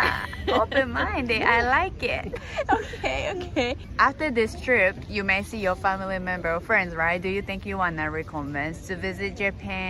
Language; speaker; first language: English; non-native, fluent; Japanese